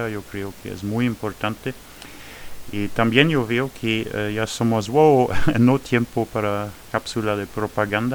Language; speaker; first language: Spanish; non-native, fluent; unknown